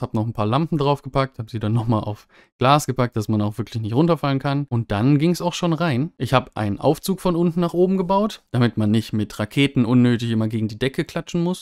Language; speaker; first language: German; native; German